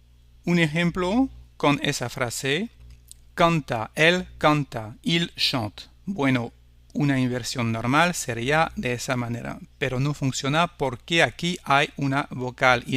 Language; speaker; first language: Spanish; non-native, fluent; French